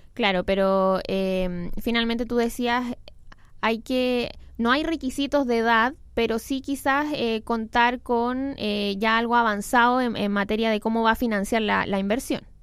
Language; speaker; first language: Spanish; native; Spanish